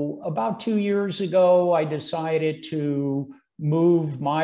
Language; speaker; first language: English; native; English